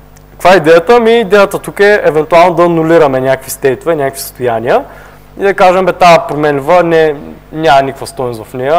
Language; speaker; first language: Bulgarian; native; Bulgarian